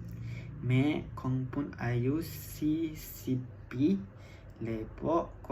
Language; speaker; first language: Thai; non-native, learner; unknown